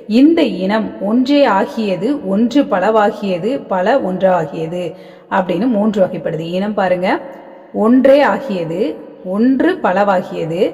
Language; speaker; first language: Tamil; native; Tamil